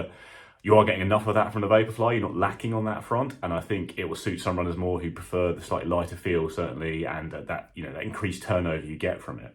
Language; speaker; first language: English; native; English